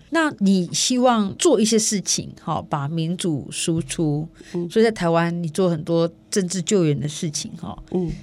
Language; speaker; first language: Chinese; native; Chinese